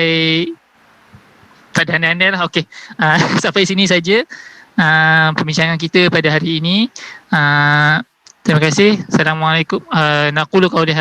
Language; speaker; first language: Malay; native; Malay